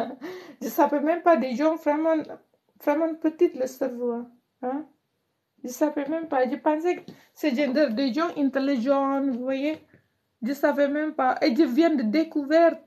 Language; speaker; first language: French; non-native, learner; Indonesian